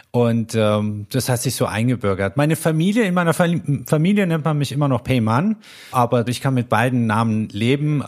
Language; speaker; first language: German; early bilingual, other home language; Persian